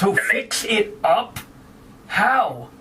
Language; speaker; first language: English; native; English